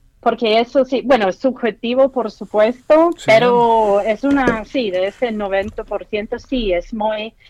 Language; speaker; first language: Spanish; non-native, fluent; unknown